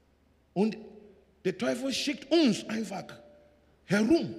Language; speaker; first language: German; non-native, learner; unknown